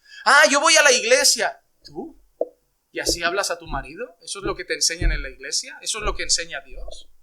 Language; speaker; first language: Spanish; native; Spanish